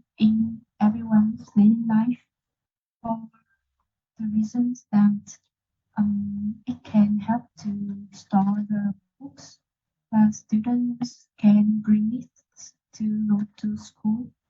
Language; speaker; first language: English; non-native, learner; Vietnamese